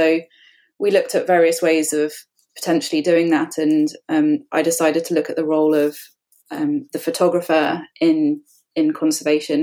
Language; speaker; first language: English; native; English